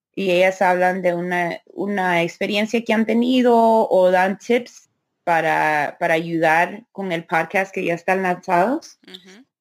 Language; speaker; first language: Spanish; early bilingual, heritage; Spanish